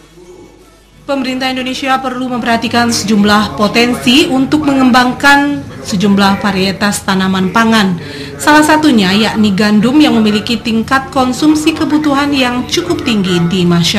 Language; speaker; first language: Indonesian; native; Indonesian